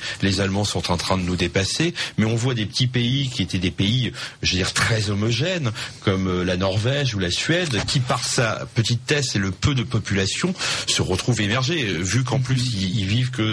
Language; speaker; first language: French; native; French